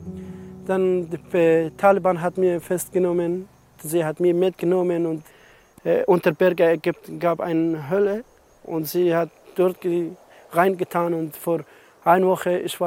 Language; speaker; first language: German; non-native, learner; Persian